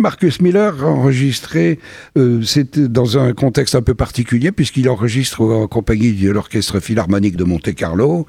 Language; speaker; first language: French; native; French